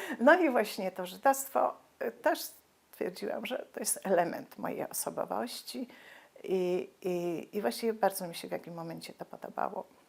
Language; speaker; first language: Polish; native; Polish